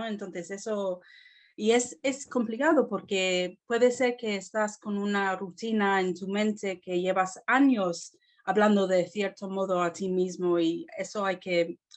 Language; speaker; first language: Spanish; non-native, fluent; English